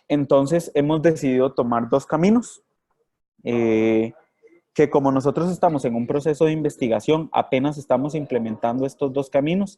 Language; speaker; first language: Spanish; native; Spanish